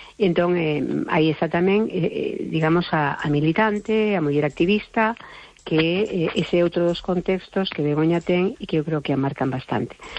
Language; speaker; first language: Galician; non-native, local second language; Spanish